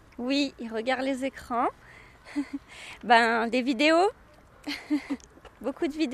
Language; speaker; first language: French; non-native, learner; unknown